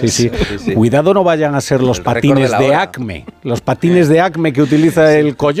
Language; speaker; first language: Spanish; native; Spanish